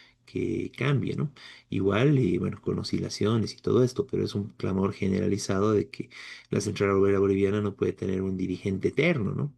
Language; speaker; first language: Spanish; native; Spanish